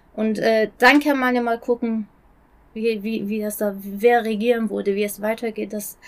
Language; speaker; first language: German; non-native, fluent; Persian